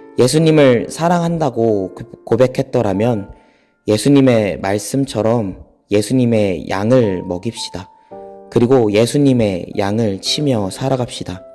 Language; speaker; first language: Korean; native; Korean